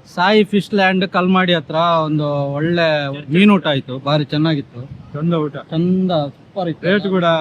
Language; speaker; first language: Kannada; non-native, local second language; Tulu